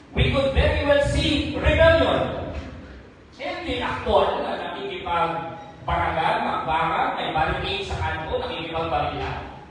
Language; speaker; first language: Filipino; non-native, local second language; Hiligaynon